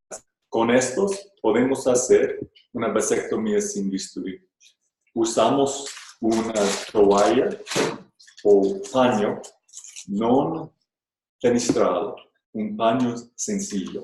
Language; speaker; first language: Spanish; non-native, fluent; English